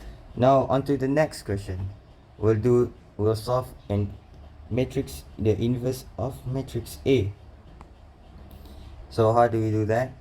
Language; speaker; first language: English; non-native, local second language; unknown